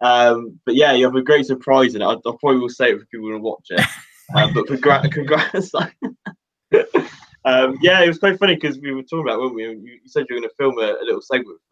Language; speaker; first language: English; native; English